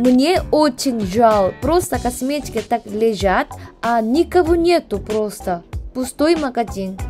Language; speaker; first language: Russian; non-native, learner; Korean